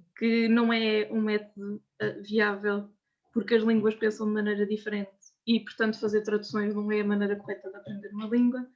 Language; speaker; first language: Portuguese; native; Portuguese